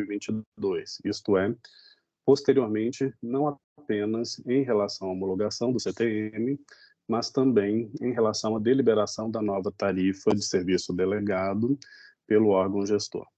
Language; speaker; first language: Portuguese; native; Portuguese